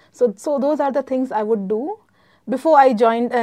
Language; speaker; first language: English; non-native, local second language; Gujarati